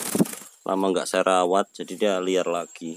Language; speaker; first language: Malay; native; Malay